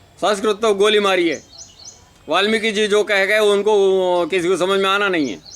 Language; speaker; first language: Hindi; non-native, local second language; Telugu